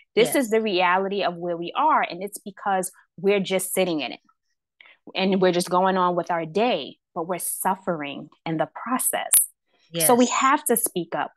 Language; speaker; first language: English; native; English